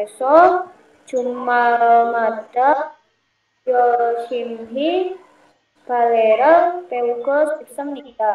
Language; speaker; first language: Korean; non-native, learner; Indonesian